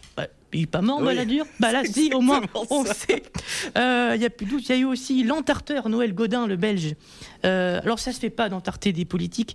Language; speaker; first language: French; native; French